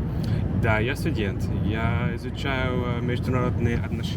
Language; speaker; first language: Russian; non-native, learner; English